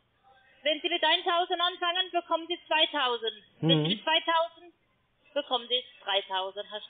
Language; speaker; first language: German; non-native, learner; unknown